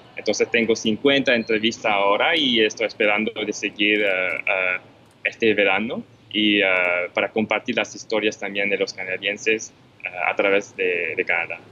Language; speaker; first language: Spanish; non-native, fluent; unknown